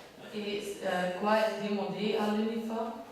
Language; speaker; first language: French; non-native, learner; Dutch